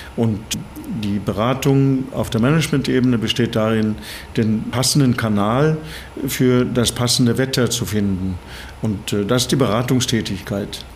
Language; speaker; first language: German; non-native, fluent; Norwegian